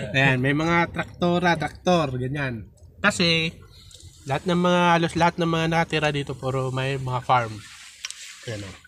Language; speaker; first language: Filipino; native; Filipino